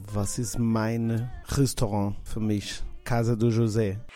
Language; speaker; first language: German; non-native, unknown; Portuguese